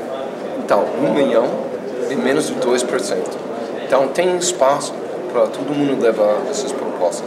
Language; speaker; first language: Portuguese; non-native, fluent; English